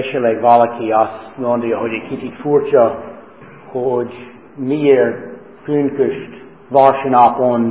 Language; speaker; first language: Hungarian; non-native, fluent; English